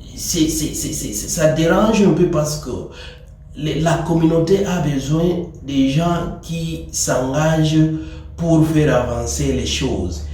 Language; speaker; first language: French; non-native, local second language; Swahili